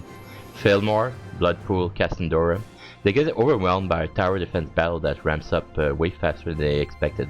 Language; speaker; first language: English; native; English